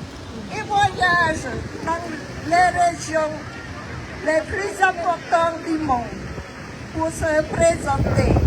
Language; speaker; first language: French; non-native, fluent; Khmer